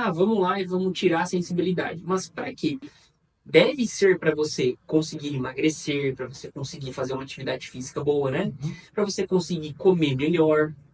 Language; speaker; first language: Portuguese; native; Portuguese